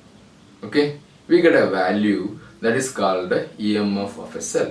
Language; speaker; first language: English; non-native, local second language; Malayalam